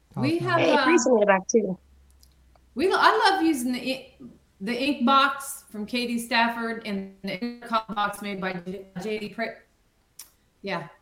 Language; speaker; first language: English; native; English